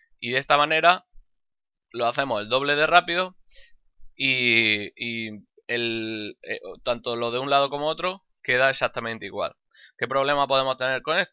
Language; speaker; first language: Spanish; native; Spanish